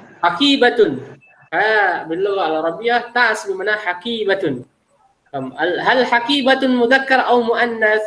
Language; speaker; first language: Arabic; non-native, fluent; Indonesian